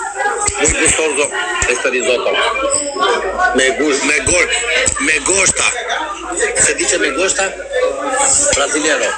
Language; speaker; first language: Spanish; non-native, learner; Albanian